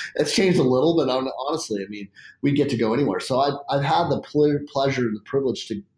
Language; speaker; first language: English; native; English